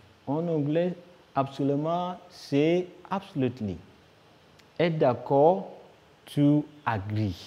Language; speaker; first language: French; non-native, fluent; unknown